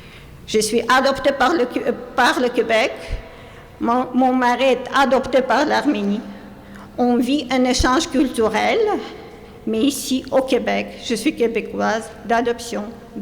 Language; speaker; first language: French; non-native, fluent; Armenian